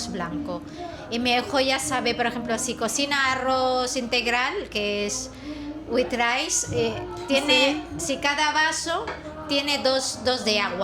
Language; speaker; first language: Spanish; non-native, fluent; Filipino